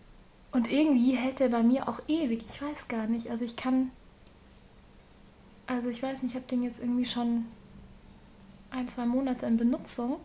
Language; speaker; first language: German; native; German